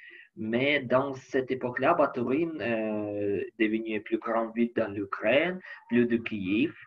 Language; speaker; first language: French; non-native, learner; Ukrainian